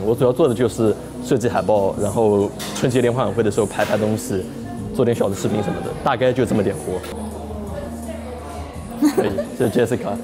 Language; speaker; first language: Chinese; native; Chinese